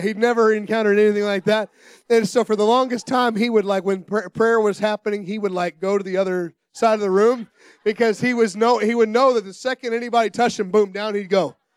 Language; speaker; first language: English; native; English